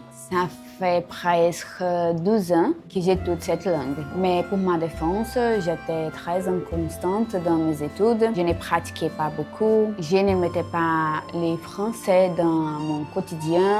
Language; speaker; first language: French; non-native, learner; Portuguese